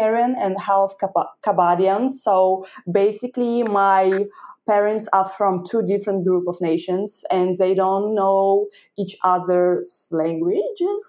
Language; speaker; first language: English; non-native, fluent; Russian